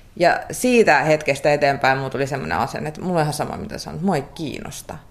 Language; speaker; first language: Finnish; early bilingual, other home language; Russian